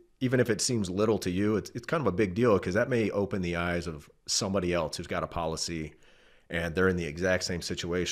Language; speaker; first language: English; native; English